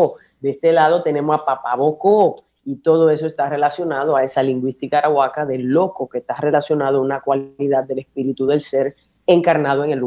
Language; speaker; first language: Spanish; native; Spanish